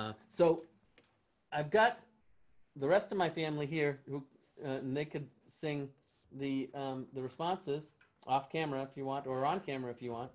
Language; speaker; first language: English; native; English